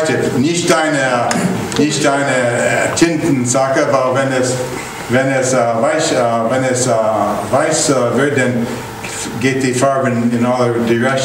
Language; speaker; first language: German; non-native, learner; English